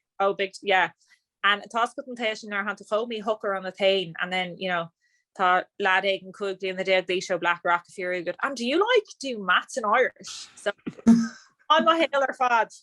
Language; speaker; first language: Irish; native; Irish